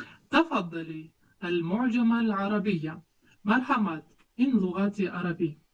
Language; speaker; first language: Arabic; non-native, learner; Tajik